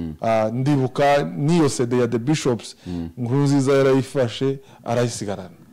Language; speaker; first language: Kinyarwanda; native; Kinyarwanda